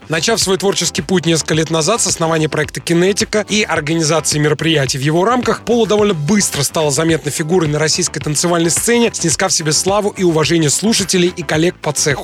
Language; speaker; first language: Russian; native; Russian